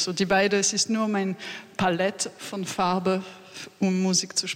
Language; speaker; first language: German; non-native, fluent; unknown